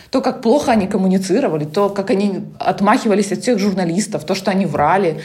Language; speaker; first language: Russian; non-native, local second language; Ukrainian